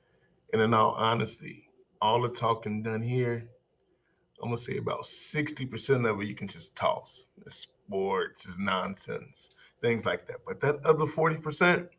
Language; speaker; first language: English; native; English